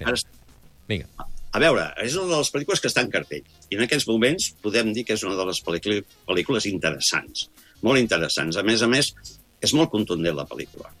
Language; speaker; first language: Catalan; native; Catalan